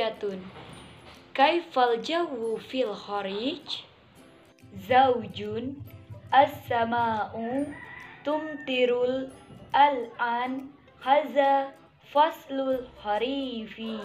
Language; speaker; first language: Arabic; non-native, learner; Indonesian